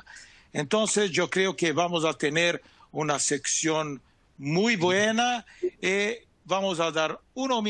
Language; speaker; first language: Spanish; non-native, fluent; Portuguese